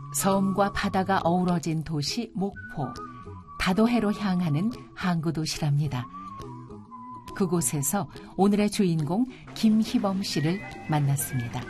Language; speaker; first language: Korean; native; Korean